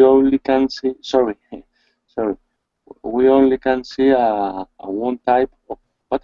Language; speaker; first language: English; non-native, learner; Spanish